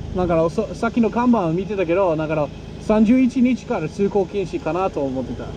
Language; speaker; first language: Japanese; non-native, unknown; English